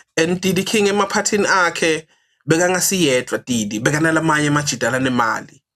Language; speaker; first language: Zulu; non-native, local second language; Swati